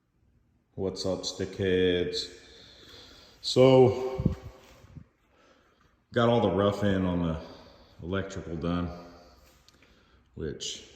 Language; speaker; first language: English; native; English